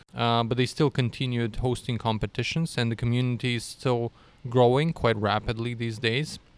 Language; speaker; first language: English; non-native, fluent; Russian